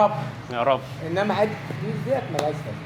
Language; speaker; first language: Arabic; native; Arabic